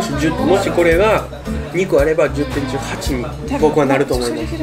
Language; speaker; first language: Japanese; native; Japanese